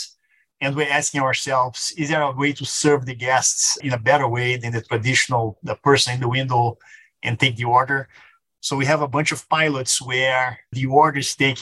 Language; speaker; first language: English; non-native, fluent; Portuguese